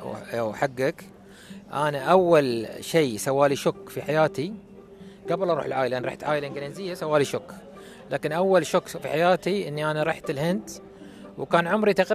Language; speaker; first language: Arabic; native; Arabic